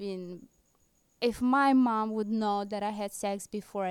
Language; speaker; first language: English; non-native, fluent; Romanian